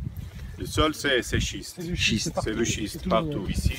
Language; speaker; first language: French; non-native, fluent; Portuguese